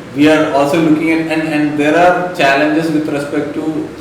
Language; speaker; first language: English; non-native, local second language; Malayalam